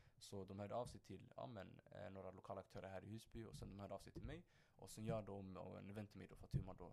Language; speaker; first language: Swedish; early bilingual, other home language; Somali